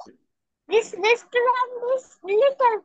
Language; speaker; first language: English; non-native, learner; Bangla